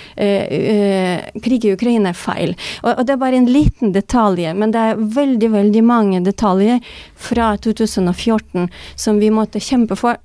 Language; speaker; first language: Norwegian; non-native, fluent; Ukrainian